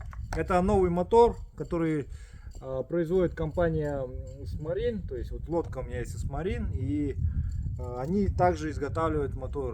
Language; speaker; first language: Russian; native; Russian